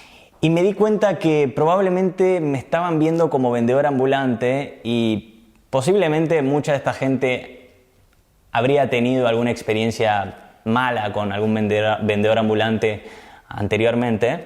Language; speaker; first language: Spanish; native; Spanish